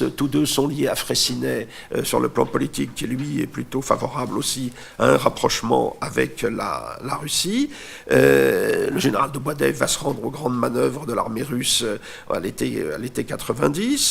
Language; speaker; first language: French; native; French